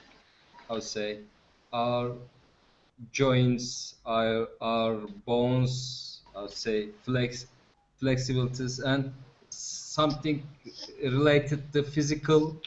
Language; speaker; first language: English; non-native, fluent; Turkish